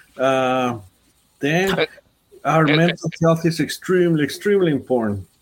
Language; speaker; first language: English; non-native, fluent; Spanish